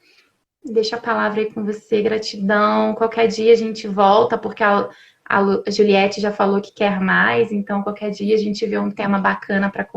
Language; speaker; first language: Portuguese; native; Portuguese